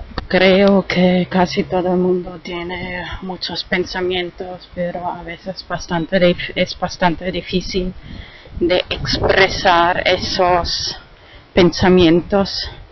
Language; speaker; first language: Spanish; non-native, fluent; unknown